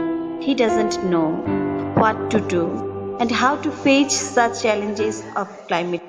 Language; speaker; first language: English; non-native, local second language; Bangla